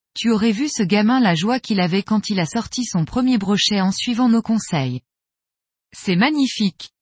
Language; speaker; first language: French; native; French